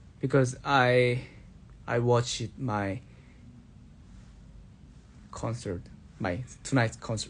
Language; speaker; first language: English; non-native, learner; Korean